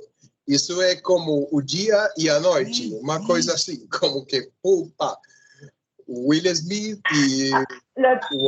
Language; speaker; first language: Portuguese; non-native, fluent; Spanish